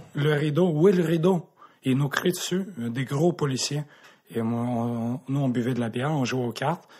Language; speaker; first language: French; native; French